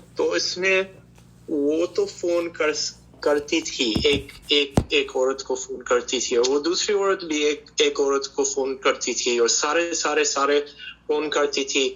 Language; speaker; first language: Hindi; early bilingual, heritage; Hindi